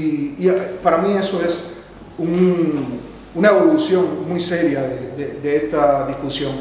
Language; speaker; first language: Spanish; native; Spanish